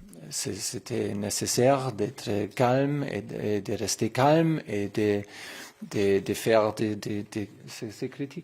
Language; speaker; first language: French; non-native, learner; German